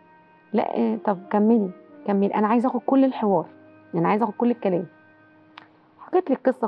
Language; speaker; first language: Arabic; native; Arabic